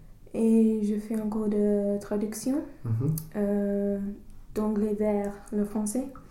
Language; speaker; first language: French; non-native, fluent; English